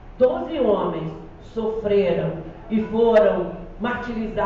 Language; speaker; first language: Portuguese; native; Portuguese